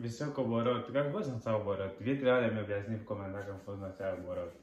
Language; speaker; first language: Bulgarian; non-native, learner; Portuguese